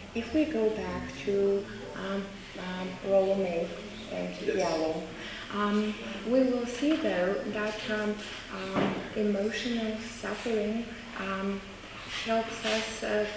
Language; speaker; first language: English; non-native, fluent; Bulgarian